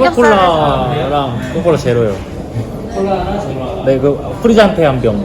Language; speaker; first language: Korean; native; Korean